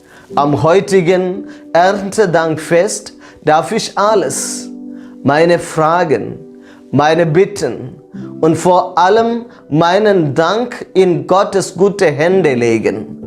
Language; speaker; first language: German; non-native, fluent; Malayalam